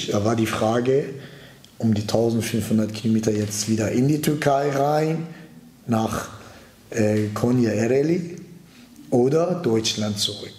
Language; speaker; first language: German; early bilingual, other home language; Turkish